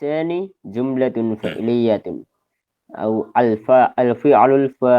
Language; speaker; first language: Arabic; non-native, learner; Indonesian